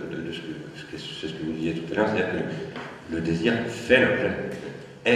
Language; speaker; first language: French; native; French